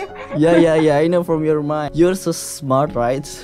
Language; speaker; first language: English; non-native, learner; Indonesian